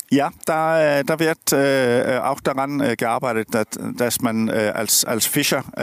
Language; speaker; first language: German; non-native, learner; Danish